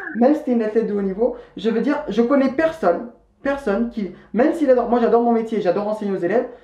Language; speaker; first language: French; native; French